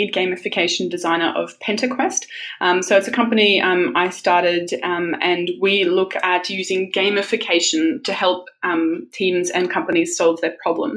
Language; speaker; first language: English; early bilingual, other home language; German